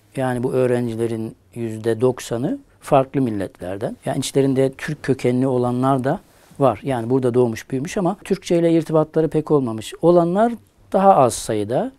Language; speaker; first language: Turkish; native; Turkish